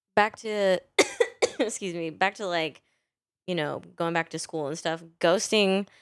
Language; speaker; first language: English; early bilingual, other home language; Filipino